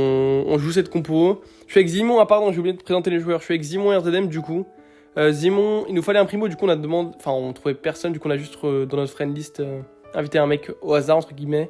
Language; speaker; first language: French; native; French